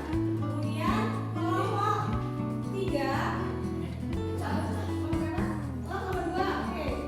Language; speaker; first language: Indonesian; native; Indonesian